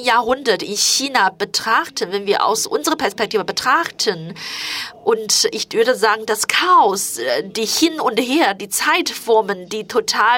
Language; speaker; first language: German; non-native, fluent; Chinese